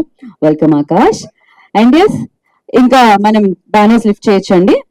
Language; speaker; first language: Telugu; native; Telugu